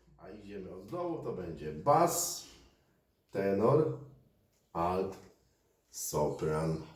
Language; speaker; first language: Polish; native; Polish